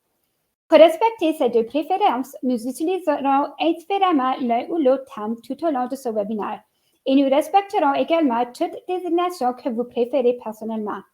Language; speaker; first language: French; native; French